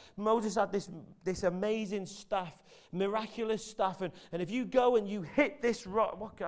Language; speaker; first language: English; native; English